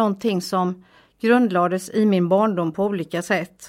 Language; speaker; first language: Swedish; native; Swedish